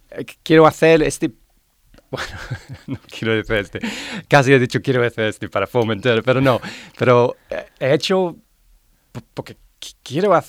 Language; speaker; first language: Spanish; non-native, learner; English